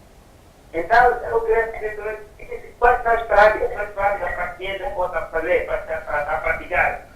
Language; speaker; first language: Portuguese; non-native, local second language; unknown